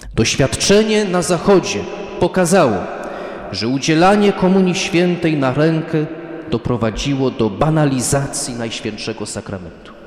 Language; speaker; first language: Polish; early bilingual, heritage; Polish